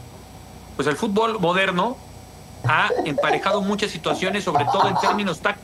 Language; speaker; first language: Spanish; native; Spanish